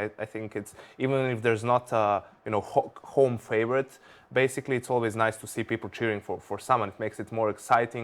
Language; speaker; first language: English; non-native, fluent; Danish